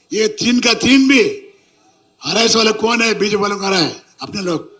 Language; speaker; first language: Hindi; non-native, local second language; Telugu